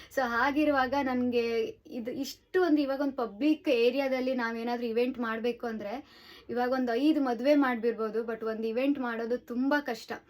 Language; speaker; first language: Kannada; native; Kannada